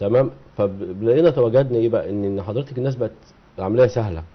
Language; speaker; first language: Arabic; native; Arabic